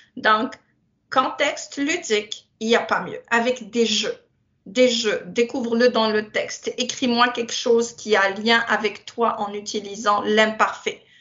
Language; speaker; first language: French; non-native, local second language; Berber languages